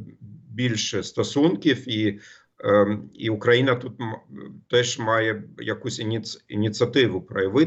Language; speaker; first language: Ukrainian; non-native, fluent; German